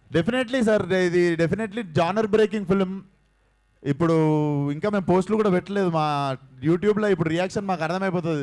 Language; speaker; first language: Telugu; native; Telugu